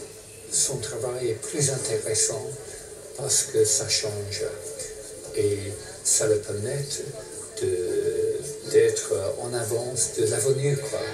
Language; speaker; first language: French; non-native, fluent; English